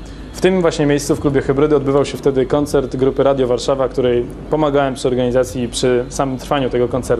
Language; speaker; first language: Polish; native; Polish